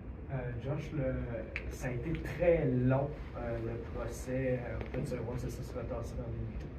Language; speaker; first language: French; native; French